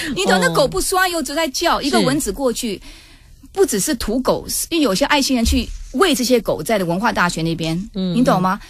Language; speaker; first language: Chinese; early bilingual, heritage; Chinese